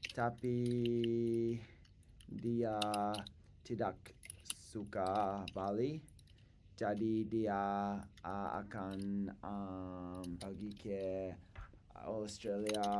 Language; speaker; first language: Indonesian; non-native, learner; English